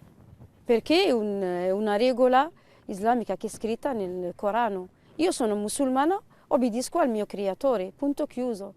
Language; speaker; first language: Italian; non-native, fluent; Arabic